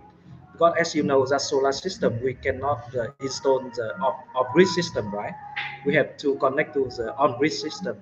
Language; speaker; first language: English; non-native, fluent; Vietnamese